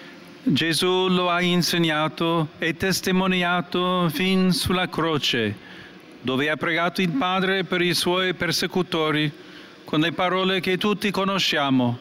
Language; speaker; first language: Italian; non-native, fluent; English